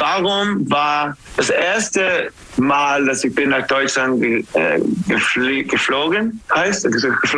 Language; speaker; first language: German; non-native, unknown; English